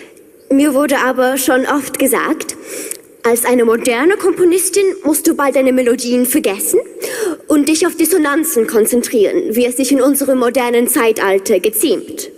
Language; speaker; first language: German; non-native, fluent; English